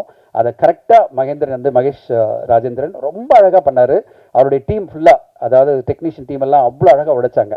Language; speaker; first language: Tamil; native; Tamil